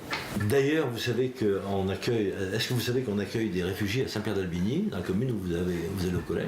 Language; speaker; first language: French; native; French